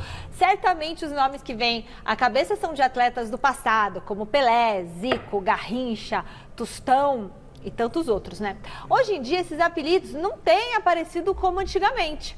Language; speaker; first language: Portuguese; native; Portuguese